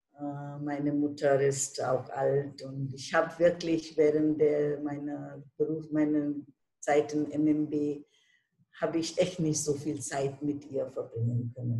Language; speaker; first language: German; non-native, fluent; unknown